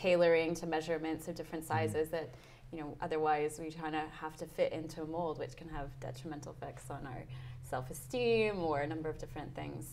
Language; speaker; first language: English; native; English